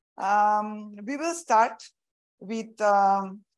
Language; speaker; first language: English; non-native, fluent; Macedonian